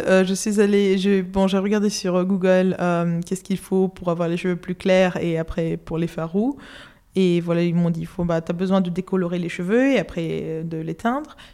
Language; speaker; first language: French; non-native, fluent; Spanish